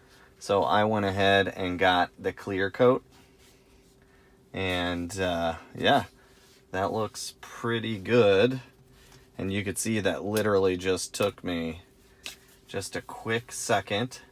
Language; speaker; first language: English; native; English